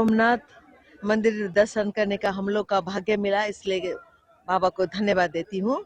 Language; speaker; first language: Hindi; non-native, local second language; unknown